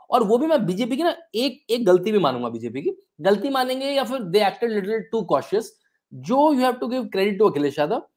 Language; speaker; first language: Hindi; native; Hindi